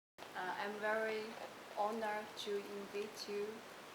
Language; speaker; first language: English; non-native, learner; Chinese